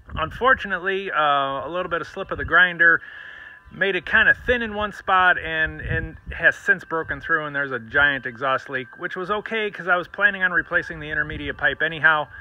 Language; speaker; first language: English; native; English